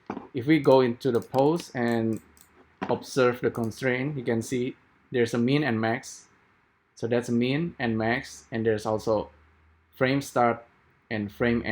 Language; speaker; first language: English; non-native, fluent; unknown